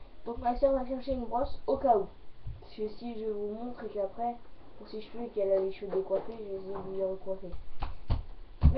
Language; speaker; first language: French; native; French